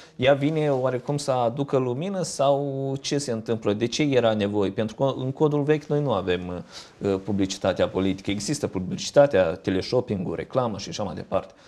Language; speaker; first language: Romanian; native; Romanian